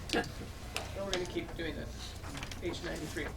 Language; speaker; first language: English; native; English